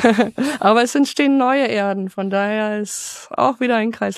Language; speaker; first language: German; native; German